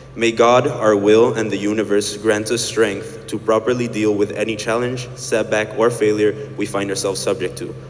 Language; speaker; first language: English; early bilingual, other home language; Spanish